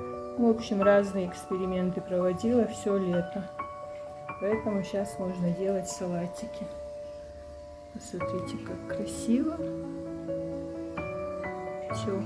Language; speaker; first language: Russian; non-native, local second language; Chechen